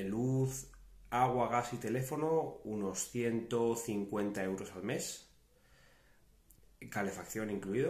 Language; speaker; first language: Spanish; native; Spanish